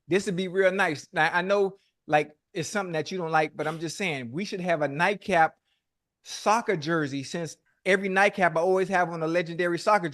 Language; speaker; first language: English; native; English